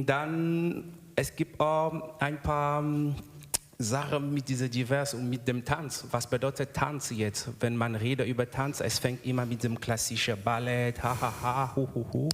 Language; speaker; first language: German; non-native, learner; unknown